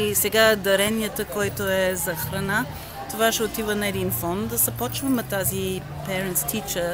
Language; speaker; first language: Bulgarian; non-native, learner; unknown